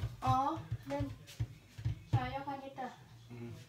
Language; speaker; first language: Swedish; non-native, learner; Thai